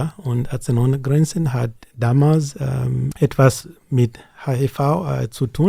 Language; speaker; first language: German; non-native, learner; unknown